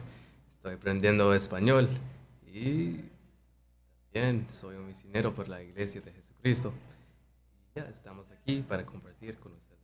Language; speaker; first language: Spanish; non-native, learner; English